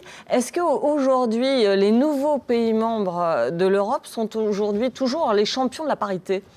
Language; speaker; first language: French; native; French